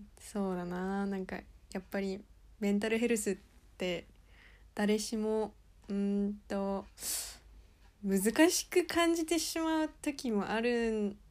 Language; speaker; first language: Japanese; early bilingual, heritage; Japanese